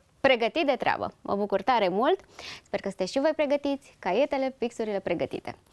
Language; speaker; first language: Romanian; native; Romanian